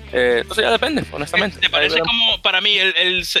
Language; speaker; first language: Spanish; early bilingual, heritage; Spanish